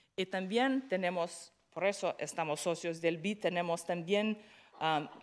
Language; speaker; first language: Spanish; non-native, fluent; Lithuanian